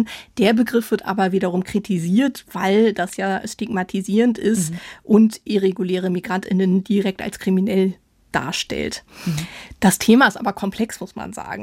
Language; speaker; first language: German; native; German